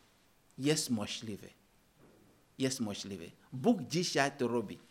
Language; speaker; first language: Polish; non-native, learner; Ukrainian